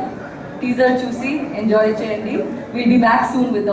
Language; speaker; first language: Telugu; non-native, learner; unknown